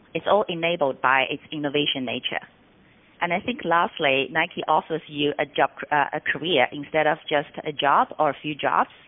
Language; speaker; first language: English; non-native, fluent; Chinese